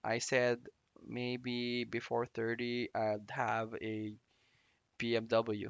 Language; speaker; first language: English; non-native, local second language; Filipino